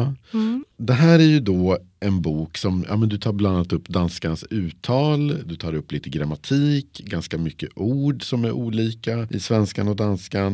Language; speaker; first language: Swedish; native; Swedish